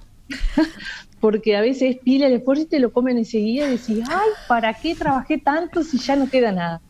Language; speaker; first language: Spanish; native; Spanish